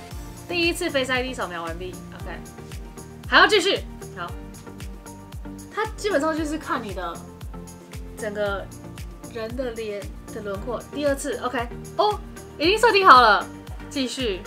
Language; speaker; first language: Chinese; native; Chinese